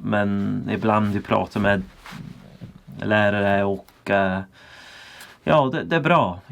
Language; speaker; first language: Swedish; non-native, learner; English